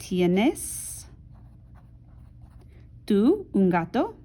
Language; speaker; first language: Spanish; non-native, fluent; English